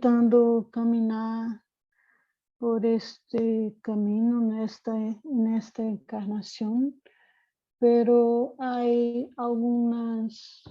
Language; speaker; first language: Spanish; non-native, learner; Portuguese